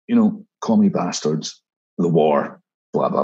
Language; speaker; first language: English; native; English